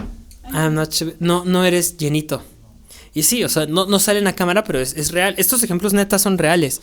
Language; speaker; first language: Spanish; native; Spanish